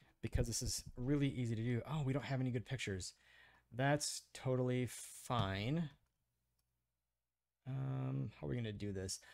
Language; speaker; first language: English; native; English